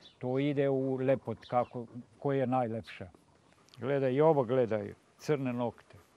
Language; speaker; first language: Serbian; non-native, local second language; Hungarian